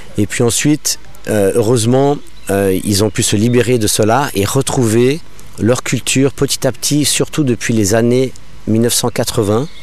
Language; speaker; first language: French; non-native, local second language; English